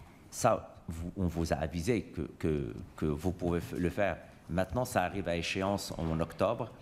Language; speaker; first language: French; native; French